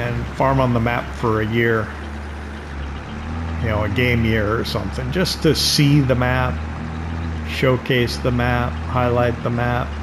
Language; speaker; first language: English; native; English